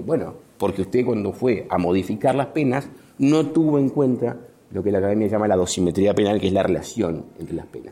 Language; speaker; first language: Spanish; native; Spanish